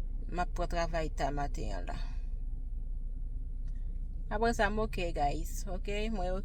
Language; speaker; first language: French; non-native, learner; Haitian Creole